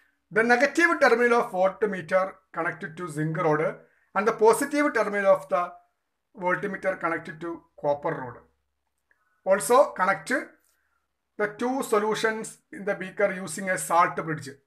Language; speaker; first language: English; non-native, local second language; Malayalam